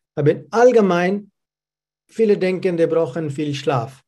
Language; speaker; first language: German; non-native, learner; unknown